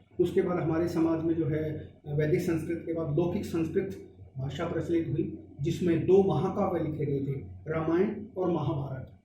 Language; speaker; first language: Hindi; native; Hindi